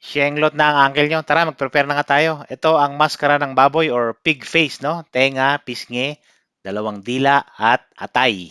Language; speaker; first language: Filipino; non-native, local second language; Iloko